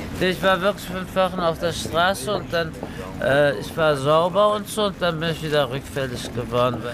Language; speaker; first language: German; early bilingual, other home language; Turkish